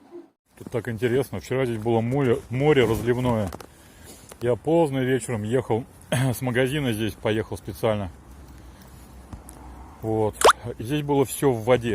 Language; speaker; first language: Russian; native; Russian